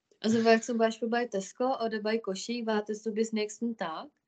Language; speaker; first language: German; non-native, fluent; Czech